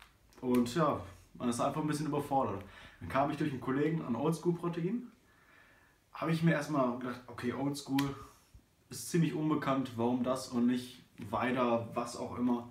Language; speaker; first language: German; native; German